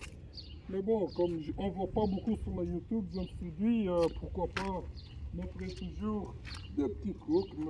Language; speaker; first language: French; non-native, fluent; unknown